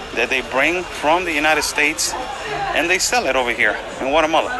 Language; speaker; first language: English; non-native, fluent; Spanish